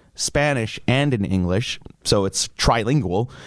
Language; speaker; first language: English; native; English